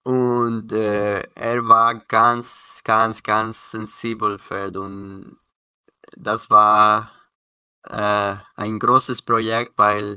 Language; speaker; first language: German; non-native, learner; Spanish